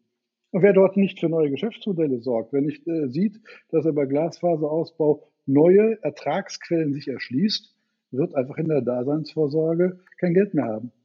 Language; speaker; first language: German; native; German